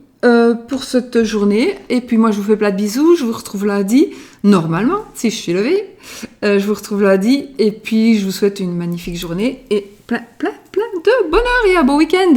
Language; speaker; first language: French; native; French